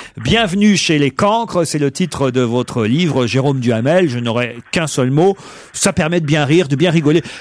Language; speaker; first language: French; native; French